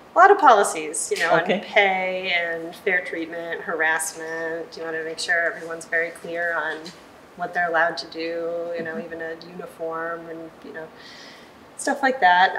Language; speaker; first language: English; native; English